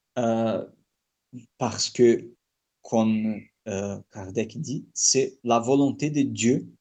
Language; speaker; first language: French; non-native, fluent; Portuguese